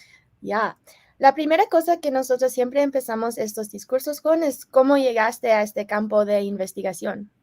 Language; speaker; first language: Spanish; non-native, fluent; English